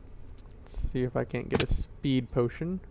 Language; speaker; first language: English; native; English